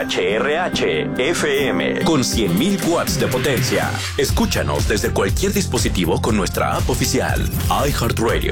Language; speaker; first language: Spanish; native; Spanish